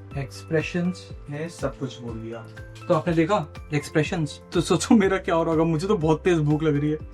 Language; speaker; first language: Hindi; native; Hindi